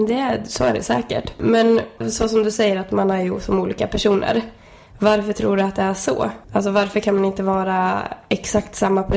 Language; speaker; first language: Swedish; native; Swedish